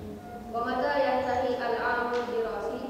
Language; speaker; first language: Arabic; non-native, learner; Indonesian